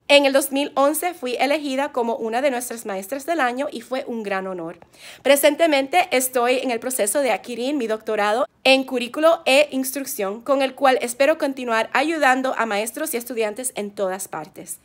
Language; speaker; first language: Spanish; native; Spanish